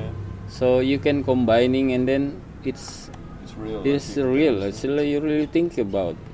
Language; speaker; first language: English; non-native, learner; Indonesian